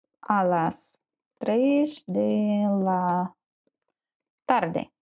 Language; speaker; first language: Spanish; non-native, learner; Ukrainian